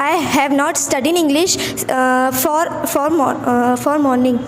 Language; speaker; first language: English; non-native, learner; Hindi